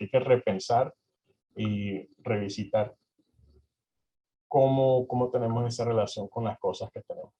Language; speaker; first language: Spanish; early bilingual, heritage; Spanish